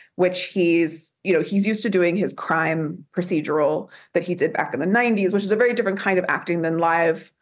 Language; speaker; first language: English; native; English